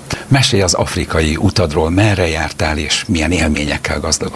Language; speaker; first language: Hungarian; native; Hungarian